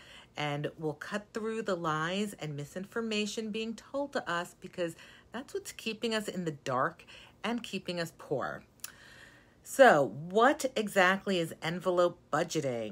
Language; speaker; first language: English; native; English